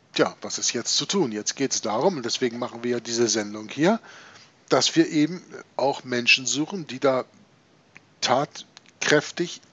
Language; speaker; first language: German; native; German